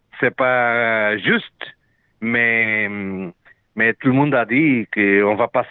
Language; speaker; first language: French; non-native, learner; Portuguese